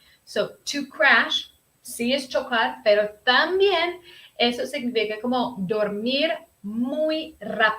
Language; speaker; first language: Spanish; early bilingual, heritage; Spanish